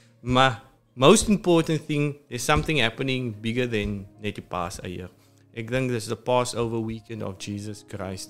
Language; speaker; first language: English; non-native, local second language; Afrikaans